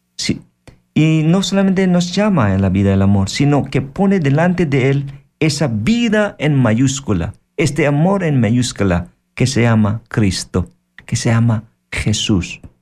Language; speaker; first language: Spanish; non-native, fluent; Filipino